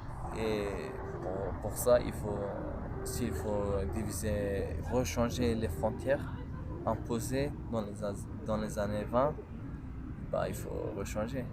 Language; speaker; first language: French; non-native, local second language; Kurdish